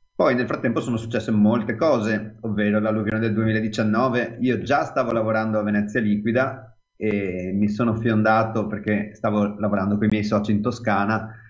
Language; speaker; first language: Italian; native; Italian